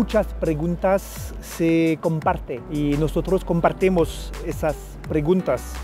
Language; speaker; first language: Spanish; non-native, fluent; French